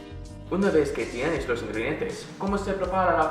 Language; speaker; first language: Spanish; non-native, learner; English